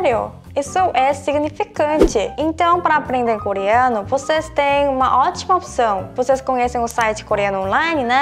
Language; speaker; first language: Portuguese; non-native, fluent; Korean